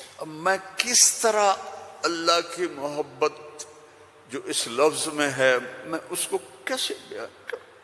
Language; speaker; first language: Urdu; non-native, local second language; Punjabi